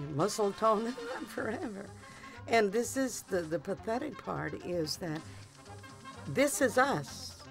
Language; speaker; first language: English; early bilingual, other home language; Spanish